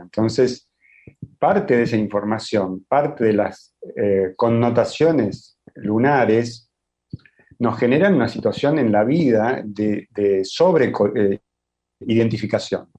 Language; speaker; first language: Spanish; native; Spanish